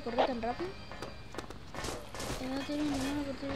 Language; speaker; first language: Spanish; native; Spanish